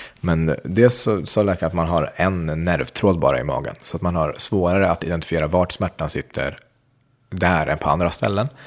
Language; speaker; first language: Swedish; early bilingual, other home language; Central Kurdish